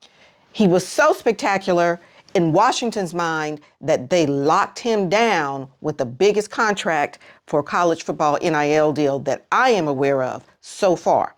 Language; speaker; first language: English; native; English